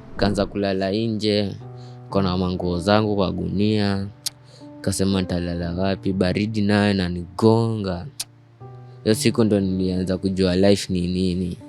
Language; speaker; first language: Swahili; native; Swahili